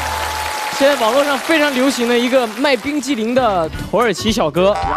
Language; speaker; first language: Chinese; native; Chinese